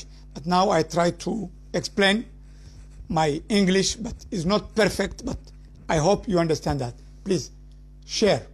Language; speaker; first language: English; non-native, learner; Somali